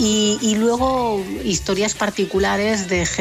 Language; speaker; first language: Spanish; native; Spanish